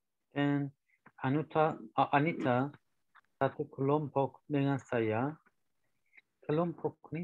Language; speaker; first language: Indonesian; non-native, learner; Turkish